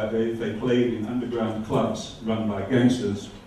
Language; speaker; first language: English; non-native, fluent; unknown